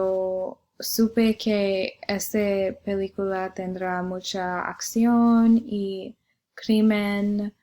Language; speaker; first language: Spanish; non-native, learner; English